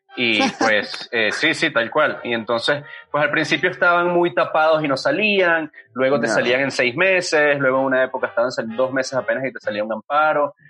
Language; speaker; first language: Spanish; native; Spanish